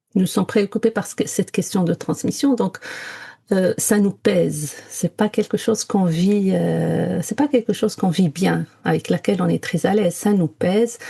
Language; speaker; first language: French; non-native, local second language; Arabic